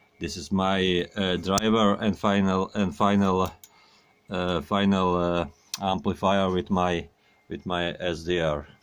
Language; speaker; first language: English; non-native, learner; Croatian